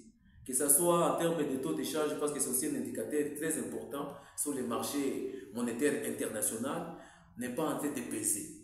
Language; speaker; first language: French; non-native, local second language; Swahili